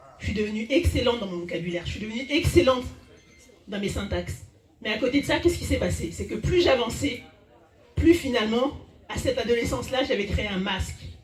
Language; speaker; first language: French; early bilingual, other home language; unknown